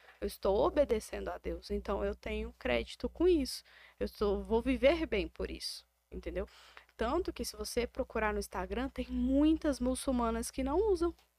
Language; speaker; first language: Portuguese; native; Portuguese